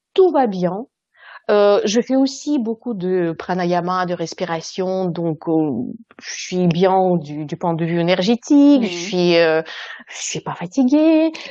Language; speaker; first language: French; non-native, fluent; Russian